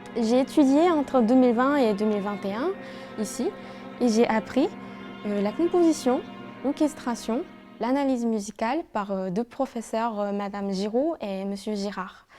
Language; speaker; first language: French; non-native, fluent; Korean